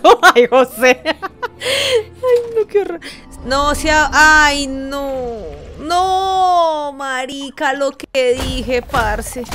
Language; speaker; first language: Spanish; native; Spanish